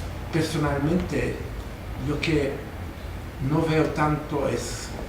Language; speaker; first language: Spanish; non-native, fluent; German